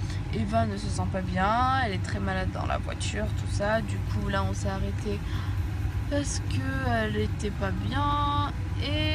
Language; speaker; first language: French; native; French